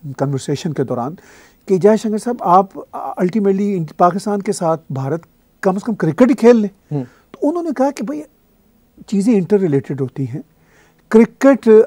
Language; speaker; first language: Urdu; native; Urdu